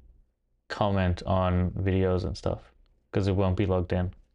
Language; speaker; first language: English; native; English